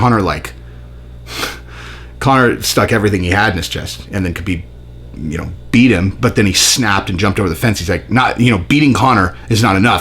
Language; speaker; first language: English; native; English